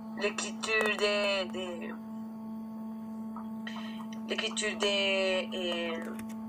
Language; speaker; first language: French; non-native, learner; Spanish